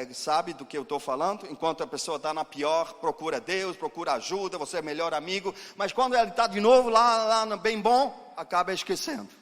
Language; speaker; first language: Portuguese; non-native, fluent; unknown